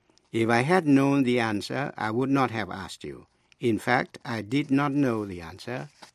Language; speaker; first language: English; non-native, fluent; Vietnamese